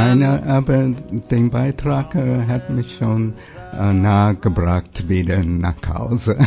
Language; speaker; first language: German; non-native, fluent; English